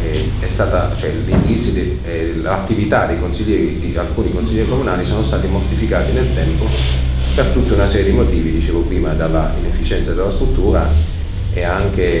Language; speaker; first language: Italian; native; Italian